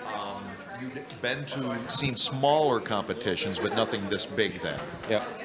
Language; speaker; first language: English; native; English